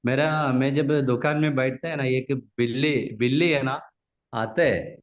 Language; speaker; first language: Hindi; non-native, local second language; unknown